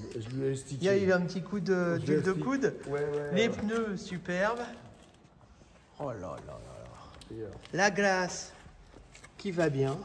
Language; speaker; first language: French; native; French